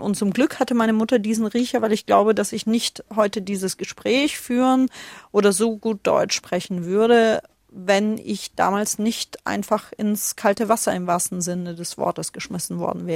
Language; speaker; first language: German; early bilingual, other home language; Russian